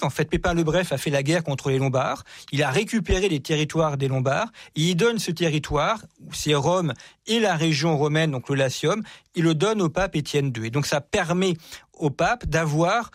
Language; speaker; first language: French; native; French